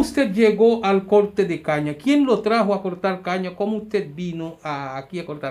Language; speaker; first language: Spanish; native; Spanish